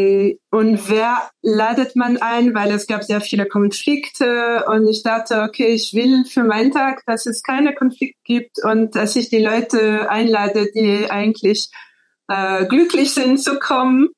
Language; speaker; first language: German; non-native, fluent; French